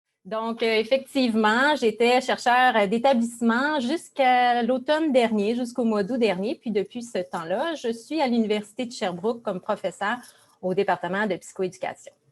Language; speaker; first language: French; native; French